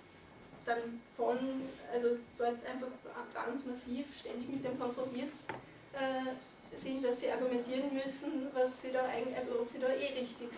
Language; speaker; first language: German; native; German